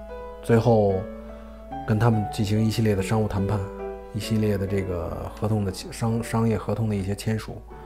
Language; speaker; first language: Chinese; native; Chinese